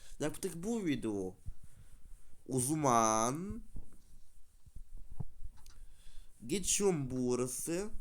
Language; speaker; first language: Turkish; non-native, learner; Russian